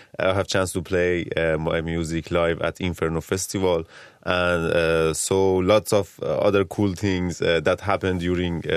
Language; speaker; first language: English; non-native, learner; Persian